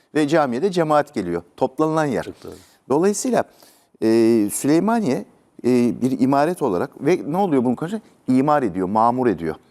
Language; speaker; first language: Turkish; native; Turkish